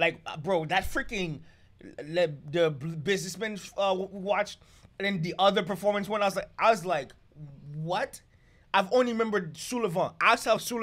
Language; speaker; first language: English; native; English